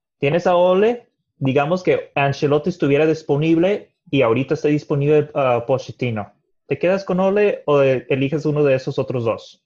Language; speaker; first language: Spanish; early bilingual, heritage; Spanish